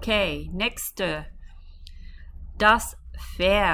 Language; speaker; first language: German; non-native, learner; English